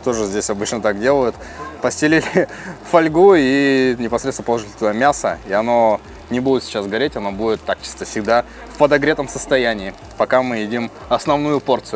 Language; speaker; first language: Russian; native; Russian